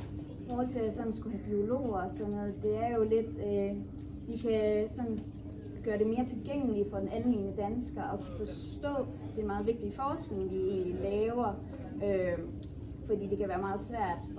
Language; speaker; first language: Danish; native; Danish